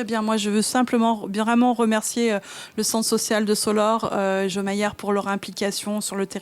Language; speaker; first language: French; native; French